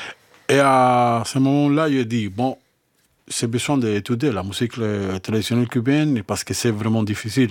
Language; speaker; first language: French; non-native, learner; Spanish